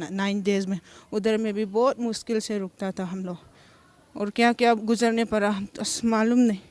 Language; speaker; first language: Hindi; non-native, local second language; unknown